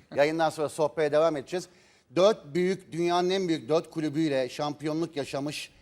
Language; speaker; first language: Turkish; native; Turkish